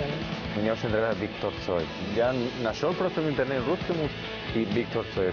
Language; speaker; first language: Russian; non-native, learner; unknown